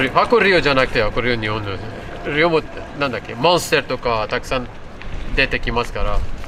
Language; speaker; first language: Japanese; non-native, learner; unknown